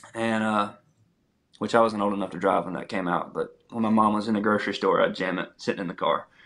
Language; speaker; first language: English; native; English